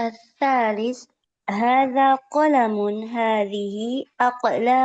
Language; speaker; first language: Arabic; non-native, learner; Indonesian